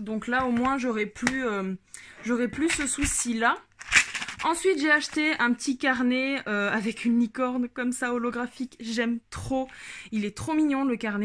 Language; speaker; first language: French; native; French